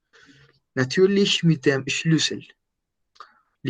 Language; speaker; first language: German; non-native, fluent; Spanish